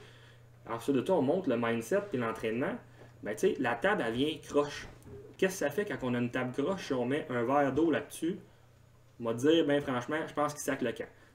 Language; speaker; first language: French; native; French